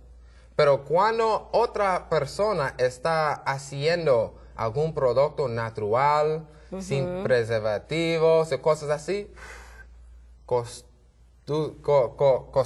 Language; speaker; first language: Spanish; non-native, learner; English